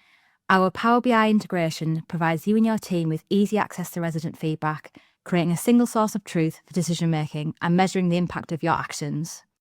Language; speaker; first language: English; native; English